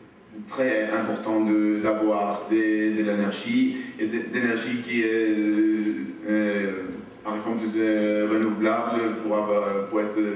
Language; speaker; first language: French; non-native, learner; Swedish